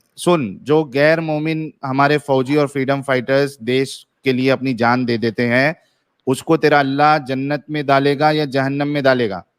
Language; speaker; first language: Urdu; native; Urdu